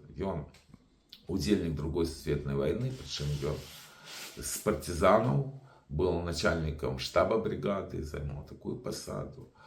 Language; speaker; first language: Belarusian; non-native, local second language; Russian